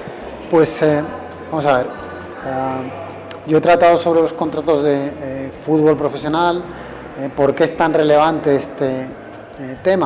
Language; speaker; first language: Spanish; native; Spanish